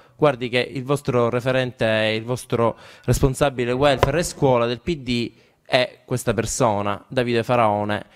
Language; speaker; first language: Italian; native; Italian